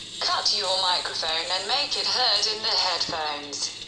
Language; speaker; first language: English; non-native, learner; Russian